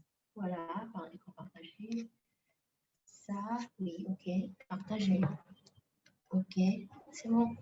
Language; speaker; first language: French; non-native, fluent; Vietnamese